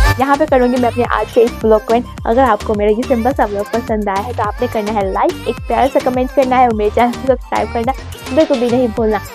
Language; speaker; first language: Urdu; native; Urdu